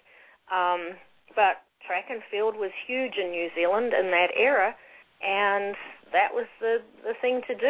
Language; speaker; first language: English; native; English